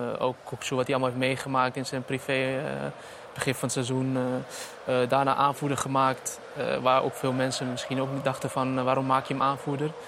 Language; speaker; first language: Dutch; early bilingual, other home language; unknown